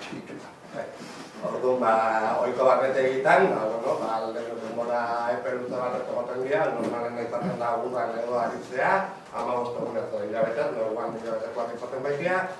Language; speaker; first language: Basque; native; Basque